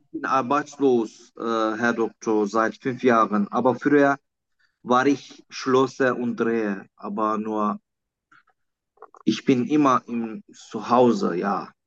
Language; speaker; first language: German; non-native, learner; Turkish